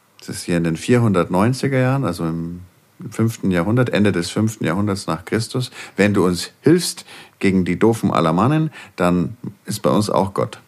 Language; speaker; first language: German; native; German